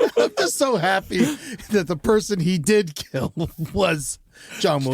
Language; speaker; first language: English; native; English